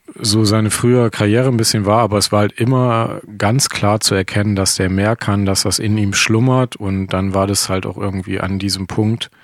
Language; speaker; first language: German; native; German